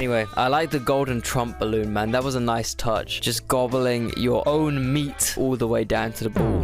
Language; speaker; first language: English; native; English